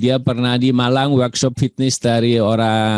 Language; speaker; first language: Indonesian; non-native, learner; German